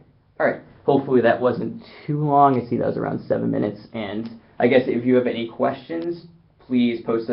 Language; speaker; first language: English; native; English